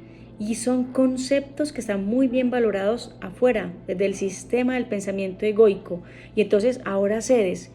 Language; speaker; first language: Spanish; native; Spanish